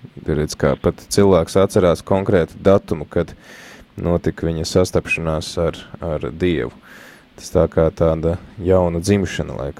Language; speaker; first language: Latvian; native; Latvian